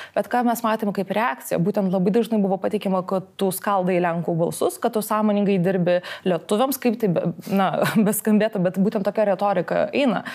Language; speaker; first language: Lithuanian; non-native, local second language; Polish